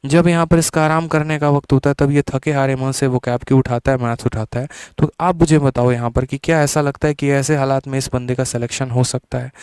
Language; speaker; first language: Hindi; native; Hindi